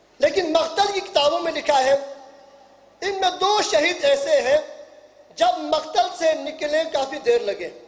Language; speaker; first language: Urdu; non-native, local second language; Punjabi